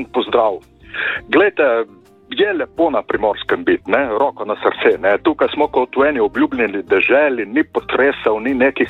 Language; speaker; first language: Slovenian; native; Slovenian